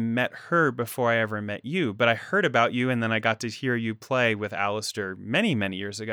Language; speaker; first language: English; native; English